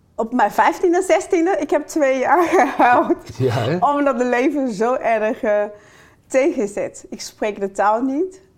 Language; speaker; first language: Dutch; non-native, fluent; Chinese